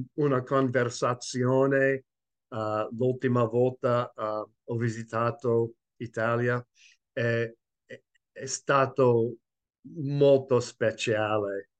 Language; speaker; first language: Italian; non-native, learner; English